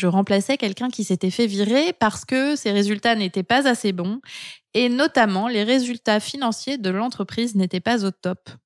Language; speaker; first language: French; native; French